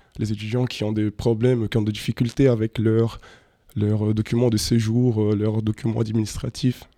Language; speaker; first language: French; non-native, fluent; Portuguese